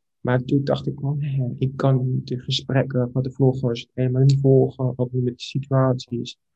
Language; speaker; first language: Dutch; non-native, local second language; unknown